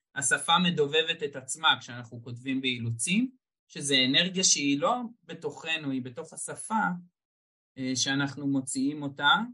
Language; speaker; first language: Hebrew; native; Hebrew